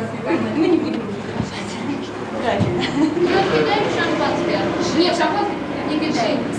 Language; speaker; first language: Russian; native; Russian